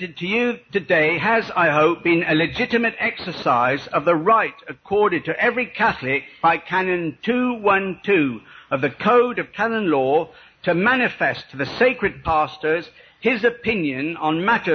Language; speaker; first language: English; native; English